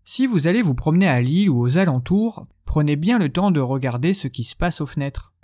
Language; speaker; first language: French; native; French